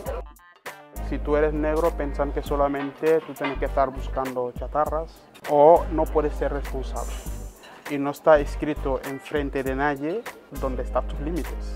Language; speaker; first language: Spanish; non-native, fluent; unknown